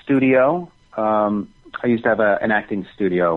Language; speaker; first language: English; native; English